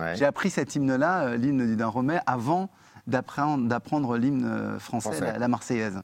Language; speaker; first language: French; native; French